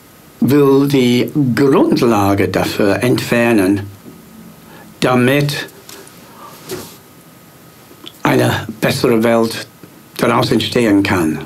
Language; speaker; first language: German; non-native, fluent; English